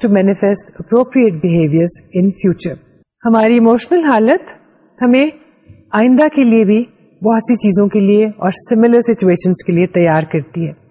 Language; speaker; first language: Urdu; native; Urdu